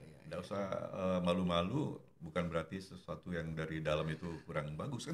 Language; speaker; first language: Indonesian; non-native, local second language; Javanese